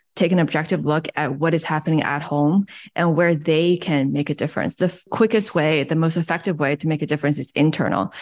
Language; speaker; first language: English; early bilingual, other home language; Chinese